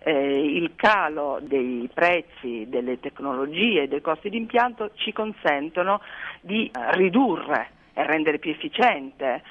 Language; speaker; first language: Italian; native; Italian